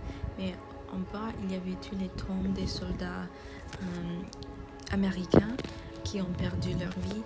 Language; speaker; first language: French; non-native, learner; English